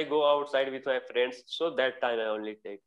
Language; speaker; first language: English; non-native, learner; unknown